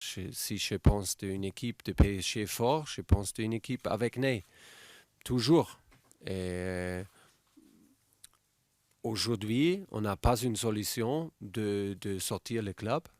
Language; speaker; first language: French; non-native, learner; German